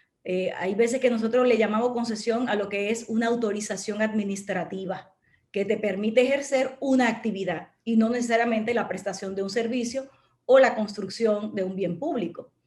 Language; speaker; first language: Spanish; native; Spanish